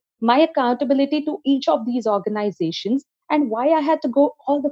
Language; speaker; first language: English; non-native, local second language; Telugu